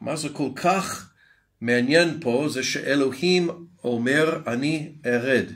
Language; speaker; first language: Hebrew; non-native, fluent; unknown